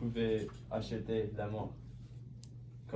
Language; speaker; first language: French; non-native, learner; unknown